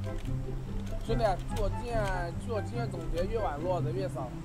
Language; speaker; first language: Chinese; native; Chinese